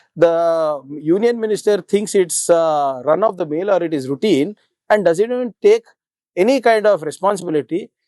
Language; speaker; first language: English; non-native, local second language; Kannada